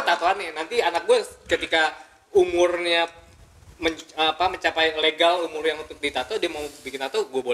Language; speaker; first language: Indonesian; native; Indonesian